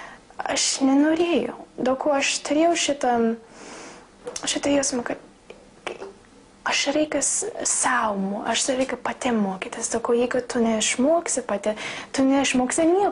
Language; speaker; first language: Lithuanian; early bilingual, heritage; English